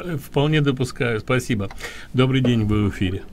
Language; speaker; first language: Russian; native; Russian